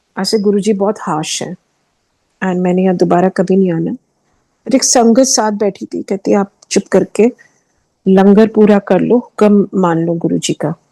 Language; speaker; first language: Hindi; early bilingual, heritage; Hindi